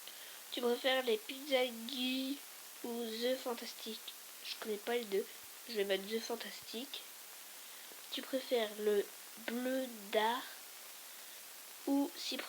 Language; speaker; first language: French; native; French